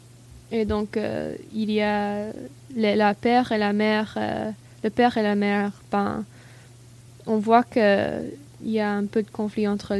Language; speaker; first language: French; non-native, learner; English